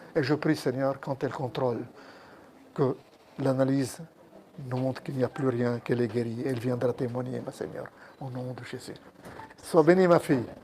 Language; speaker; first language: French; non-native, local second language; Arabic